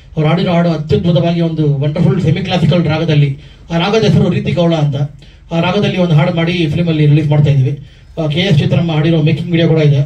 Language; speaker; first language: Kannada; native; Kannada